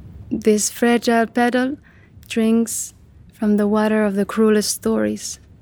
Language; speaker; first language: English; non-native, fluent; Catalan